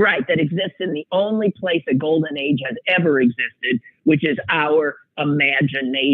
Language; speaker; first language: English; native; English